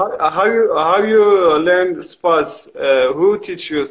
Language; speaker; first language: English; non-native, learner; Kurdish